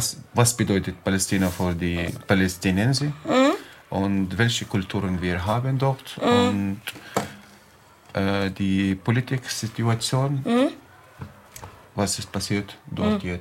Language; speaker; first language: German; non-native, learner; Arabic